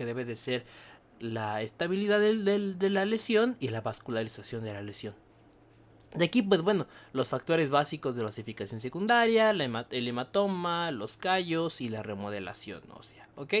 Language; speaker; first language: Spanish; native; Spanish